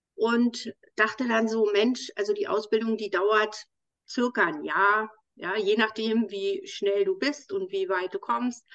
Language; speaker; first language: German; native; German